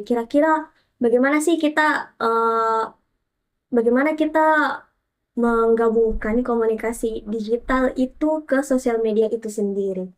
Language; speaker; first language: Indonesian; native; Indonesian